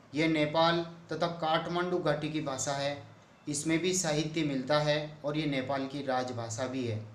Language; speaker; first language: Hindi; native; Hindi